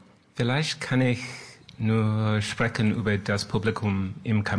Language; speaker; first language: German; non-native, learner; French